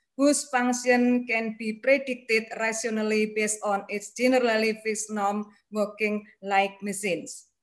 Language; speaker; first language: English; non-native, learner; Indonesian